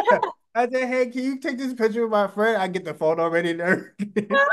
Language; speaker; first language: English; native; English